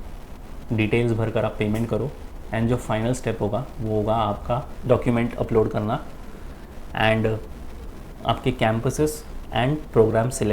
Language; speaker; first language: Hindi; native; Hindi